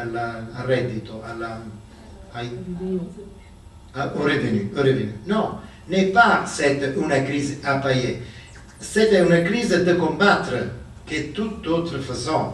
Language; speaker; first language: French; non-native, learner; Italian